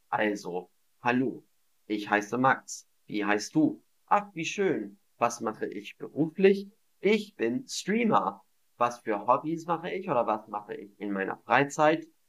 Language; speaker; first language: German; non-native, fluent; English